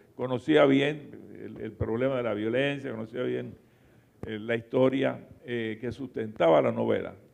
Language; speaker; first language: Spanish; native; Spanish